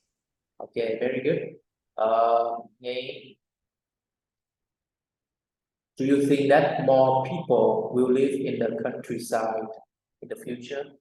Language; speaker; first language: English; non-native, fluent; Vietnamese